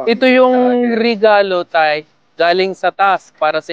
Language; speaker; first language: Filipino; non-native, learner; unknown